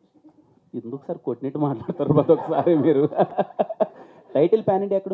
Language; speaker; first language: Telugu; native; Telugu